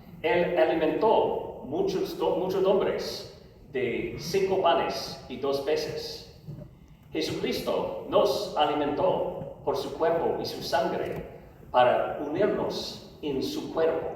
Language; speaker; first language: Spanish; non-native, learner; English